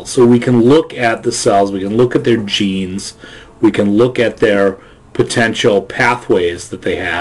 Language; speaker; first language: English; native; English